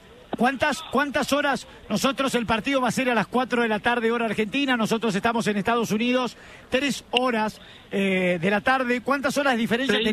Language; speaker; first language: Spanish; native; Spanish